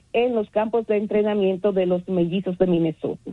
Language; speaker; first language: Spanish; native; Spanish